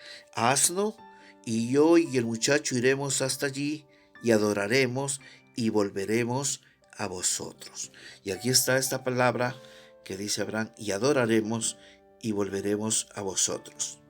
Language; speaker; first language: Spanish; native; Spanish